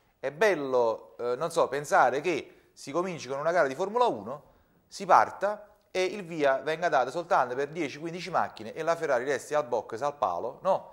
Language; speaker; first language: Italian; native; Italian